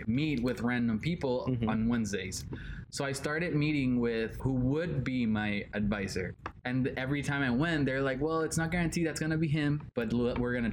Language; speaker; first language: English; non-native, fluent; Spanish